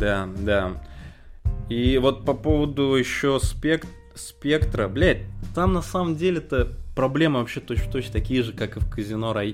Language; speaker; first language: Russian; native; Russian